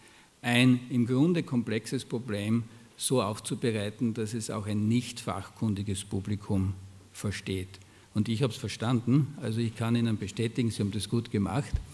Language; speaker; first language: German; native; German